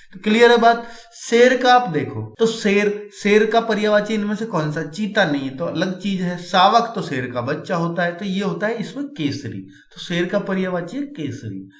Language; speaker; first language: Hindi; native; Hindi